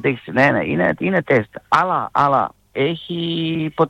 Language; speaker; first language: Greek; non-native, learner; Serbian